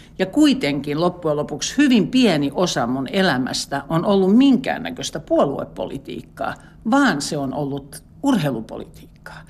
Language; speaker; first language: Finnish; native; Finnish